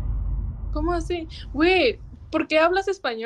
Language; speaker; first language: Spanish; early bilingual, other home language; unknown